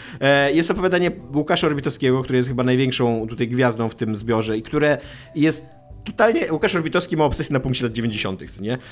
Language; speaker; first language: Polish; native; Polish